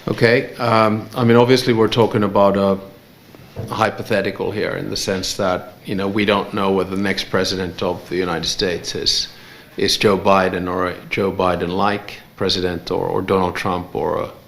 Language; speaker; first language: English; non-native, fluent; Finnish